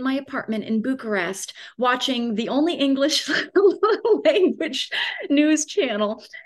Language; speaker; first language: English; native; English